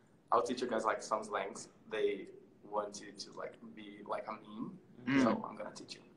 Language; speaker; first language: English; non-native, fluent; Portuguese